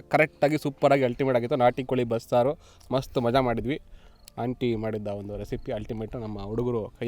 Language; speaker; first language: Kannada; native; Kannada